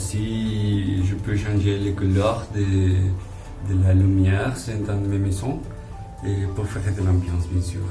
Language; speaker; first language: French; non-native, learner; Spanish